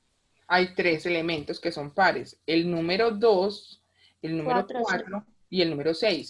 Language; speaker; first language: Spanish; native; Spanish